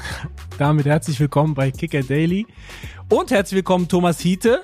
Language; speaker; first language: German; native; German